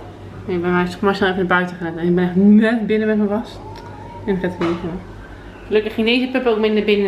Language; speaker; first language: Dutch; native; Dutch